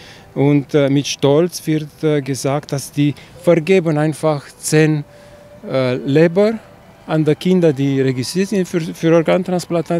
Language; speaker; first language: German; non-native, fluent; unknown